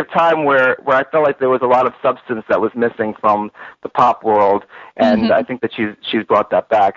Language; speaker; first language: English; native; English